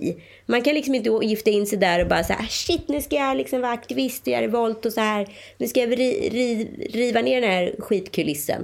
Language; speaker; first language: Swedish; native; Swedish